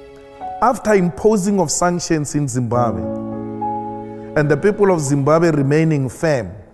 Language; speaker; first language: English; non-native, local second language; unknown